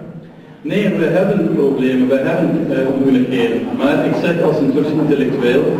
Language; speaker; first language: Dutch; non-native, learner; Turkish